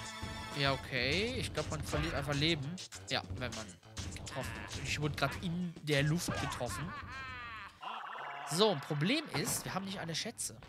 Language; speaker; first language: German; native; German